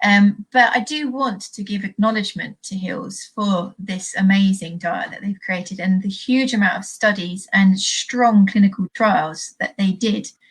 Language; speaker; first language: English; native; English